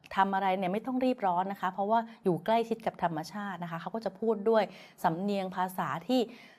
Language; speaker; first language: Thai; native; Thai